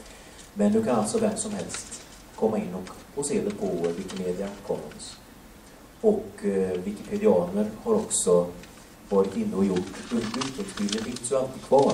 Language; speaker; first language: Swedish; native; Swedish